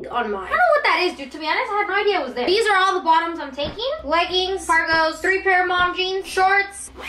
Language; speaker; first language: English; native; English